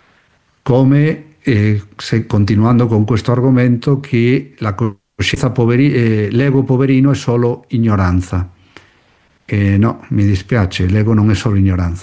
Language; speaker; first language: Italian; non-native, fluent; Spanish